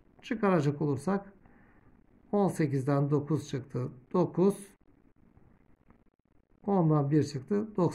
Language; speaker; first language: Turkish; native; Turkish